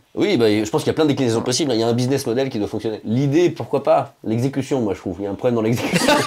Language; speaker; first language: French; native; French